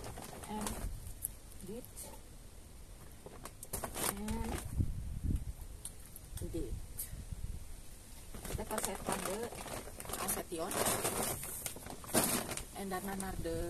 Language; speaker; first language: Dutch; non-native, learner; Indonesian